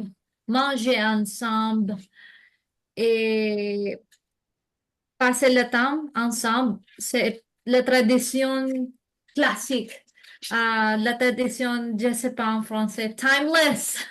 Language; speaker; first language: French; non-native, learner; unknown